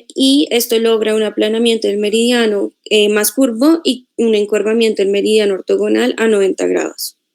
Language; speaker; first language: Spanish; native; Spanish